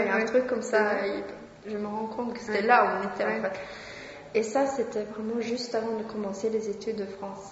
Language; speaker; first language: French; non-native, fluent; Swedish